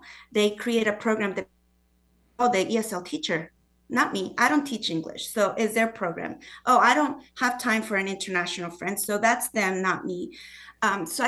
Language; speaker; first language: English; non-native, fluent; Spanish